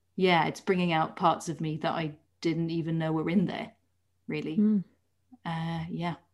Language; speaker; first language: English; non-native, fluent; Dutch